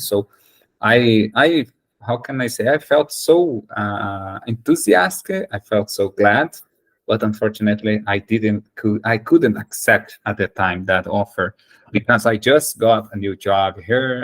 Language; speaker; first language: English; non-native, fluent; Portuguese